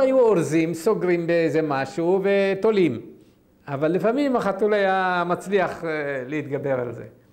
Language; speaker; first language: Hebrew; non-native, fluent; Arabic